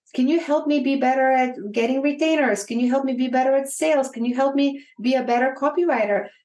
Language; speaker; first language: English; non-native, fluent; Bulgarian